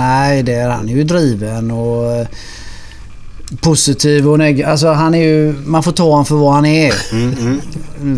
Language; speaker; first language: Swedish; native; Swedish